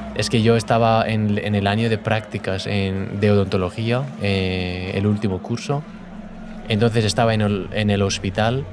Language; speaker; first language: Spanish; non-native, fluent; Persian